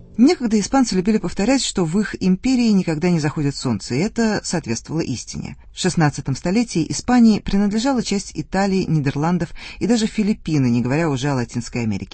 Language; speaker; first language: Russian; native; Russian